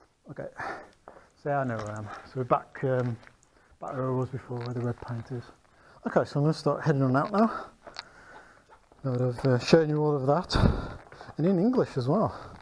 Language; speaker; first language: English; native; English